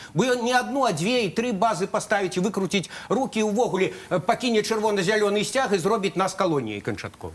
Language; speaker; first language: Belarusian; native; Belarusian